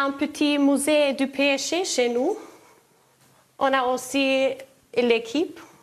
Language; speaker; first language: French; non-native, learner; German